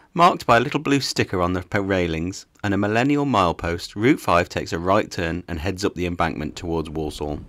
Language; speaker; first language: English; native; English